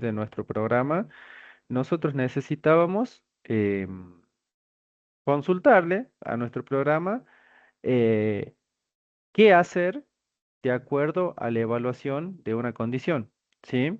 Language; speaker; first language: Spanish; native; Spanish